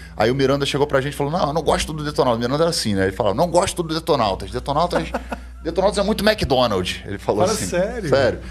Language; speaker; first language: Portuguese; native; Portuguese